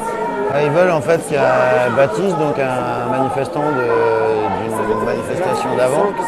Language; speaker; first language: French; native; French